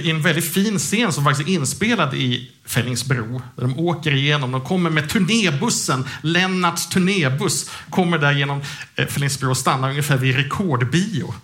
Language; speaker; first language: Swedish; native; Swedish